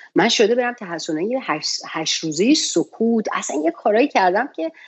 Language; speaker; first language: Persian; native; Persian